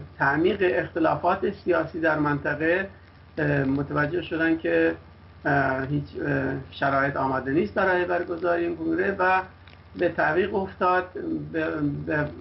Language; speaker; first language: Persian; non-native, local second language; Kurdish